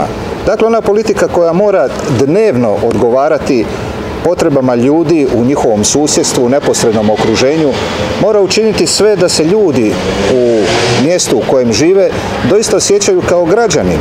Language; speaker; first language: Serbian; native; Serbian